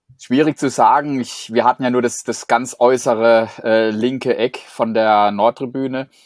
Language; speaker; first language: German; native; German